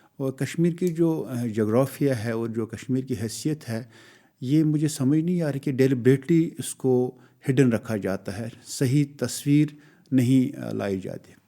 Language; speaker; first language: Urdu; non-native, local second language; Kashmiri